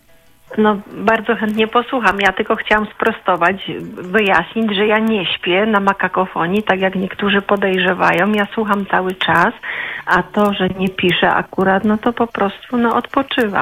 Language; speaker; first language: Polish; native; Polish